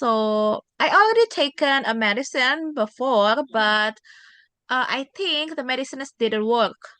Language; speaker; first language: English; non-native, fluent; Indonesian